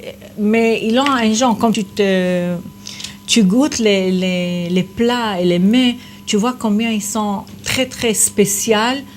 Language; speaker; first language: French; non-native, fluent; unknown